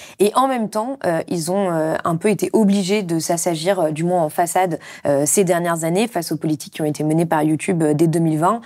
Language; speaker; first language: French; native; French